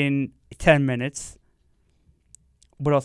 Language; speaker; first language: English; native; English